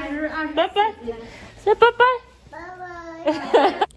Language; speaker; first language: Chinese; non-native, learner; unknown